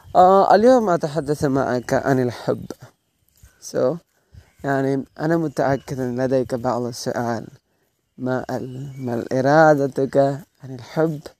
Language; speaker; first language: Arabic; non-native, learner; Malayalam